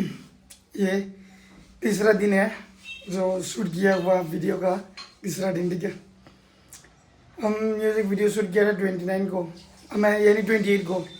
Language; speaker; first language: Hindi; non-native, local second language; Bangla